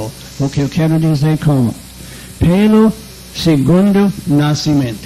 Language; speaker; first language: Portuguese; non-native, fluent; English